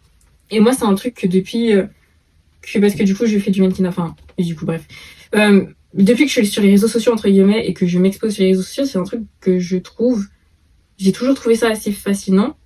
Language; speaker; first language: French; native; French